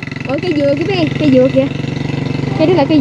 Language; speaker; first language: Vietnamese; native; Vietnamese